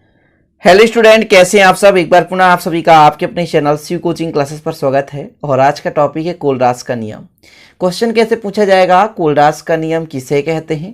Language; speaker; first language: Hindi; native; Hindi